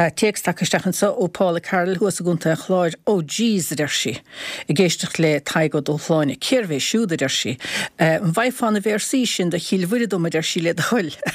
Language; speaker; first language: Irish; native; Irish